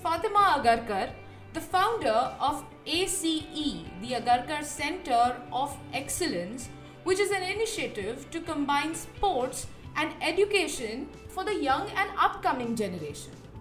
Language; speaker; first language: English; non-native, local second language; Hindi